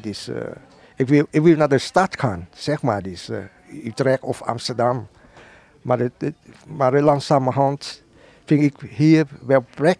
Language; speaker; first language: Dutch; non-native, learner; Vietnamese